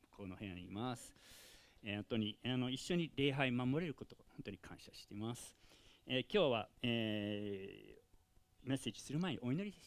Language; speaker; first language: Japanese; non-native, fluent; English